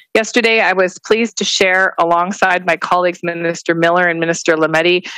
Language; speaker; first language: English; native; English